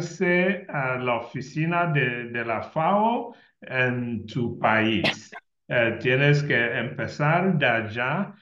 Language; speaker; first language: Spanish; non-native, learner; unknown